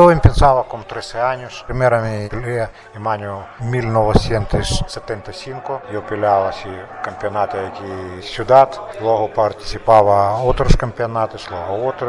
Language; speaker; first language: Spanish; non-native, learner; Russian